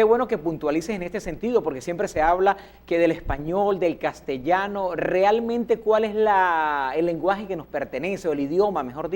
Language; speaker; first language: Spanish; native; Spanish